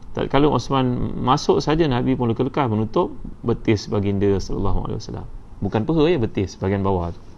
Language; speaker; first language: Malay; native; Malay